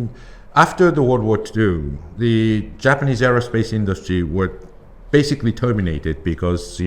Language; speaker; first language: English; non-native, fluent; Japanese